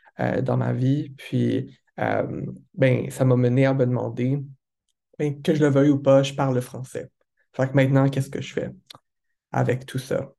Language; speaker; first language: French; native; French